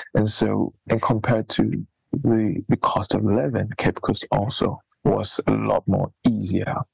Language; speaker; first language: English; non-native, local second language; Akan